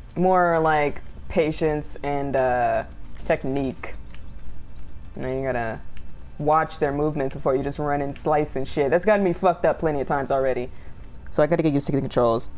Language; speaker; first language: English; native; English